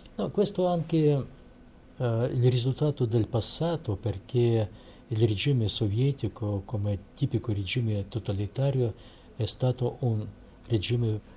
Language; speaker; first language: Italian; non-native, learner; Russian